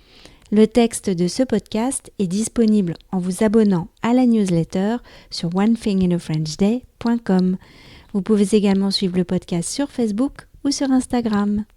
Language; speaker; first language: French; native; French